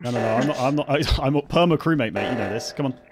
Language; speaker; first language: English; native; English